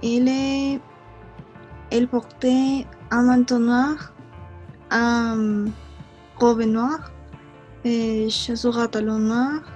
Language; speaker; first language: French; non-native, learner; Spanish